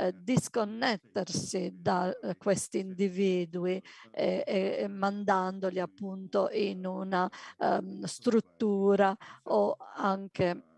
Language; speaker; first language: Italian; non-native, fluent; Dutch